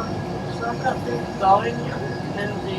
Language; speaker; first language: English; native; English